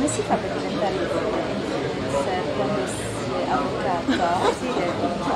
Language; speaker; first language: Italian; non-native, fluent; French